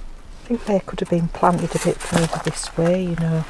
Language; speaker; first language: English; native; English